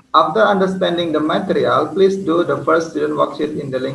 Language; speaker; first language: English; non-native, fluent; Indonesian